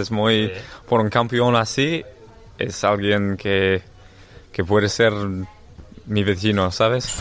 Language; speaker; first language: Spanish; non-native, learner; English